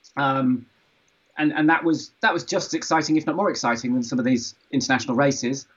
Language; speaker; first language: English; native; English